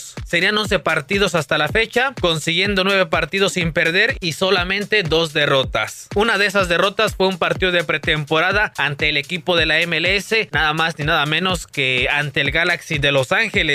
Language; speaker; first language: Spanish; native; Spanish